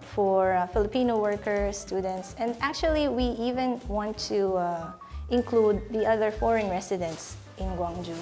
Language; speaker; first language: English; non-native, local second language; Filipino